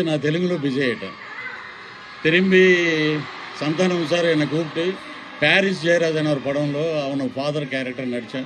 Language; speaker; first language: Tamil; non-native, local second language; Telugu